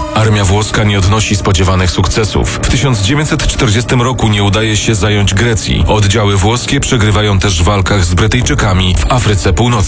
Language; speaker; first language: Polish; native; Polish